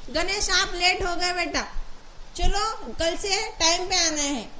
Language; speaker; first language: Hindi; non-native, local second language; Marathi